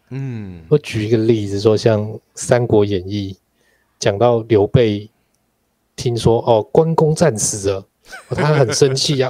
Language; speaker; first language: Chinese; native; Chinese